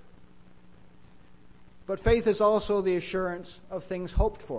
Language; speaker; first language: English; native; English